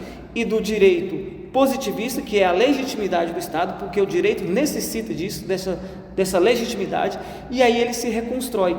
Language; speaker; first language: Portuguese; native; Portuguese